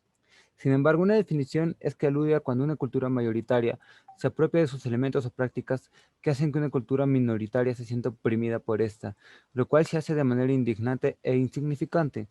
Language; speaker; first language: Spanish; native; Spanish